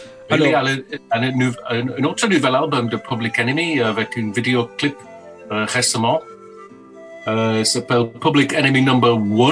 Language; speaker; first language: French; non-native, fluent; English